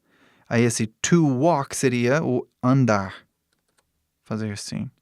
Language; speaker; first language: Portuguese; non-native, fluent; English